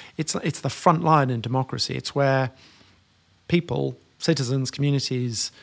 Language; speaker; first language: English; native; English